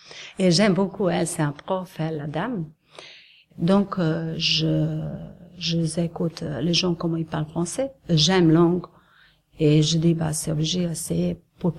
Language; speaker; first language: French; non-native, learner; Serbian